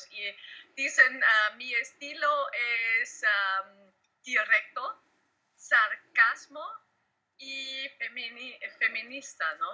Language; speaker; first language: Spanish; non-native, learner; German